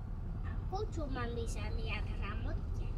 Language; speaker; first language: Indonesian; early bilingual, heritage; Indonesian